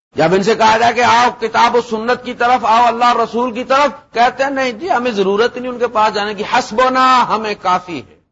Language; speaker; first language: Urdu; non-native, local second language; Punjabi